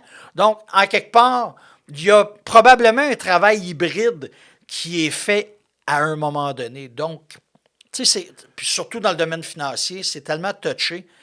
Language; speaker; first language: French; native; French